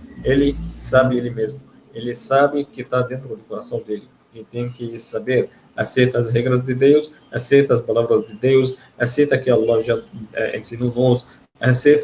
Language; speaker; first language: Portuguese; non-native, learner; Arabic